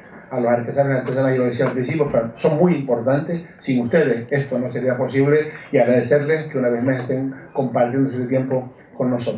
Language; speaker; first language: Spanish; native; Spanish